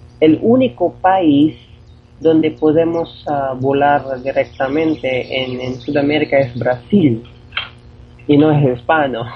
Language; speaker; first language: Spanish; non-native, fluent; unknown